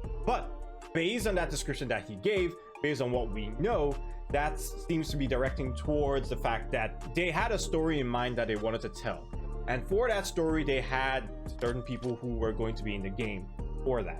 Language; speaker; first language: English; native; English